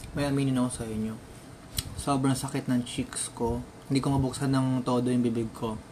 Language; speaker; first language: Filipino; native; Filipino